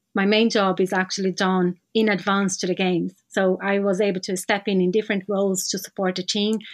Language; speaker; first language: English; non-native, fluent; Portuguese